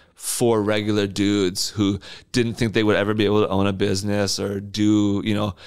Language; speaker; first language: English; native; English